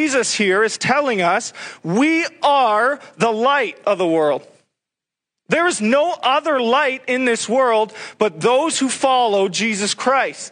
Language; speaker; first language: English; native; English